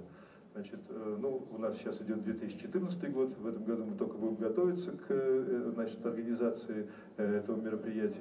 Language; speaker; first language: Russian; native; Russian